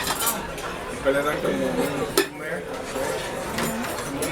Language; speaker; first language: Spanish; early bilingual, heritage; English